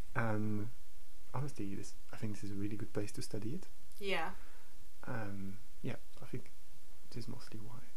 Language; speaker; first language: English; non-native, fluent; French